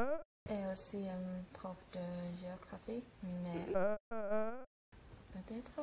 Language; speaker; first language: French; non-native, learner; Finnish